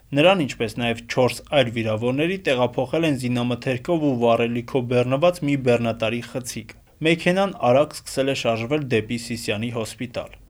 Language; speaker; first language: Armenian; native; Armenian